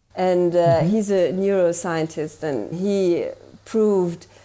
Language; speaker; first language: English; non-native, fluent; German